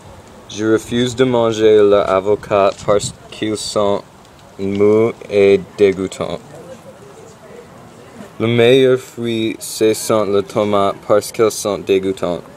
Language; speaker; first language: French; non-native, learner; English